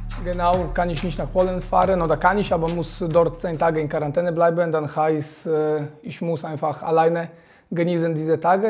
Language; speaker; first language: German; non-native, learner; Polish